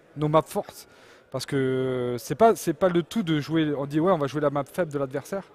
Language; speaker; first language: French; native; French